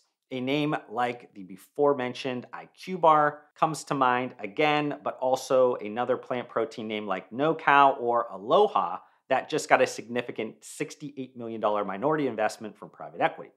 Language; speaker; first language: English; native; English